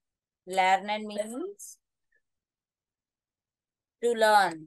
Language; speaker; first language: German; non-native, fluent; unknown